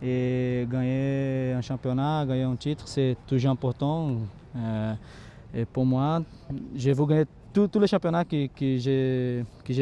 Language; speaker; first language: French; non-native, learner; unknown